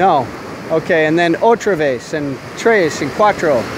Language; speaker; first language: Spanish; non-native, learner; English